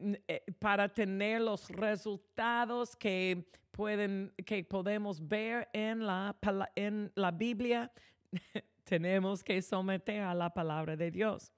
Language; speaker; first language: Spanish; non-native, fluent; English